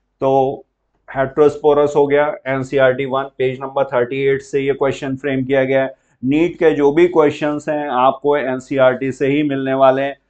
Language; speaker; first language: Hindi; native; Hindi